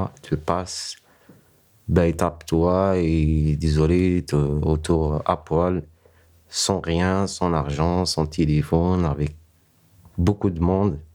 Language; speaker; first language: French; non-native, learner; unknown